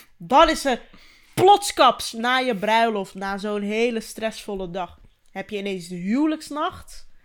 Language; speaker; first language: Dutch; early bilingual, other home language; Turkish